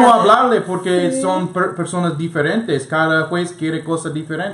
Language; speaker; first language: Spanish; non-native, fluent; English